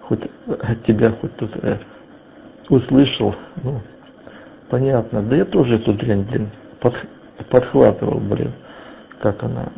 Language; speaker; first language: Russian; native; Russian